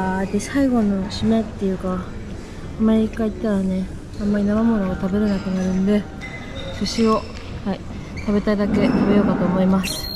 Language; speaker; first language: Japanese; native; Japanese